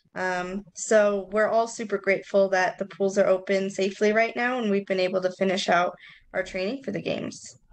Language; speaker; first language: English; native; English